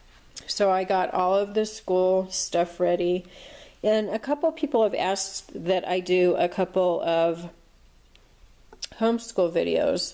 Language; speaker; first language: English; native; English